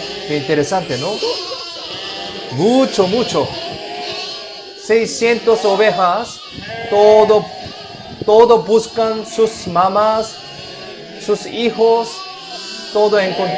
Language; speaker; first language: Spanish; non-native, fluent; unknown